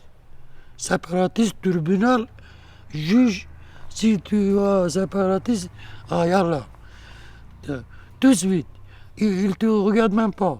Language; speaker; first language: French; non-native, learner; Kurdish